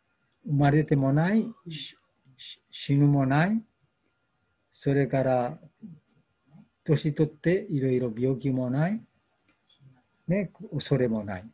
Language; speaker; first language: Japanese; non-native, learner; Bangla